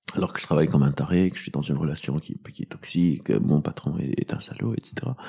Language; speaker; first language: French; non-native, local second language; Arabic